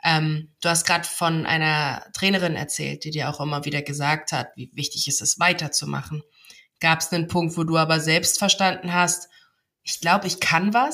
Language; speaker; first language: German; native; German